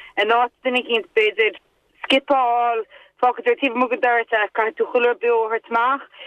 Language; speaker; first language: Irish; native; Irish